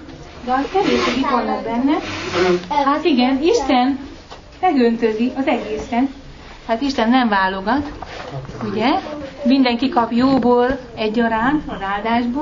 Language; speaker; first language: Hungarian; native; Hungarian